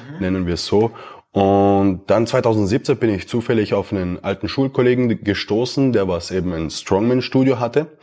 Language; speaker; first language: German; early bilingual, other home language; Romanian